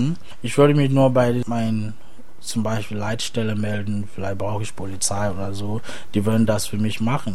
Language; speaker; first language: German; non-native, fluent; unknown